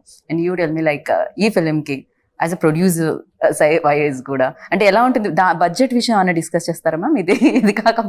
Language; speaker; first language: Telugu; native; Telugu